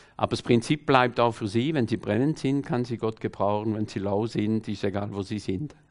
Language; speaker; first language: German; non-native, fluent; French